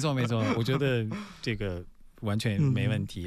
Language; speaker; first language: Chinese; native; Chinese